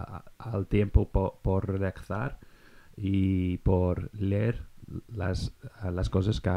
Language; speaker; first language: Spanish; non-native, fluent; English